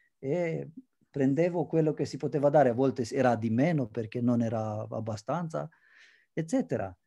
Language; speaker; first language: Italian; non-native, fluent; Romanian